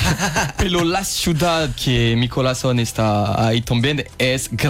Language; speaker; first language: Spanish; non-native, learner; French